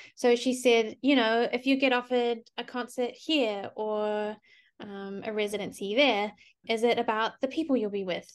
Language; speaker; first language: English; native; English